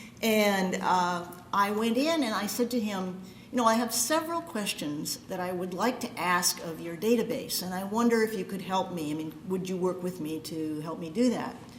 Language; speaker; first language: English; native; English